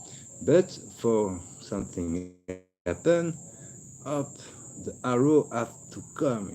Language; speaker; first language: English; non-native, learner; French